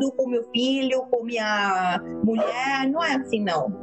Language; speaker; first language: Portuguese; non-native, fluent; Italian